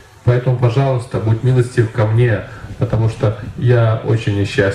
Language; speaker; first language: Russian; native; Russian